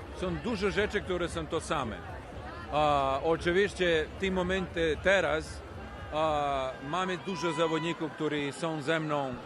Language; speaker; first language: Polish; non-native, learner; Serbian